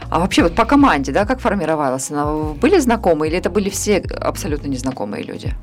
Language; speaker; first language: Russian; native; Russian